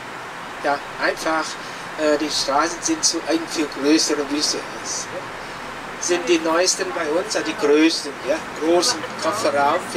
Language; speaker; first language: German; non-native, fluent; Vietnamese